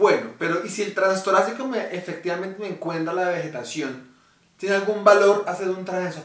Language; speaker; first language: Spanish; native; Spanish